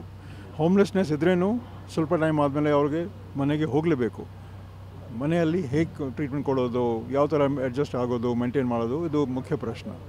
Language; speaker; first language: Kannada; non-native, fluent; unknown